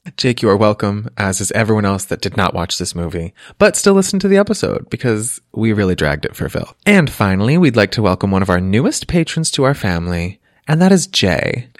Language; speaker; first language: English; native; English